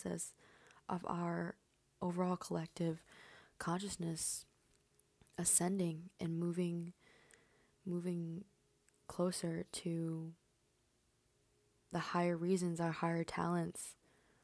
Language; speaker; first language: English; early bilingual, other home language; Spanish